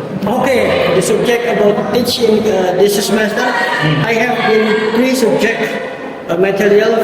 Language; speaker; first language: English; non-native, learner; Indonesian